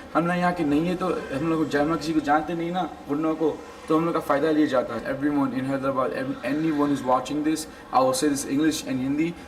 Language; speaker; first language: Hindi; early bilingual, heritage; Hindi